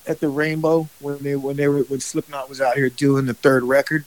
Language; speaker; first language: English; native; English